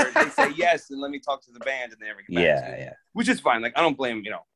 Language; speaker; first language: English; native; English